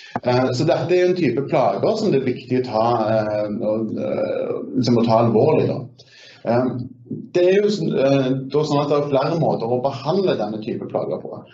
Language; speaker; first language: Norwegian; native; Norwegian